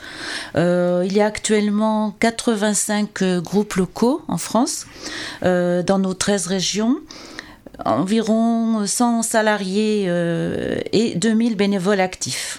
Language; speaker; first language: French; native; French